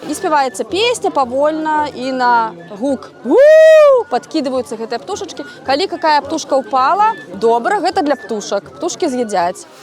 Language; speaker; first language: Belarusian; non-native, local second language; Russian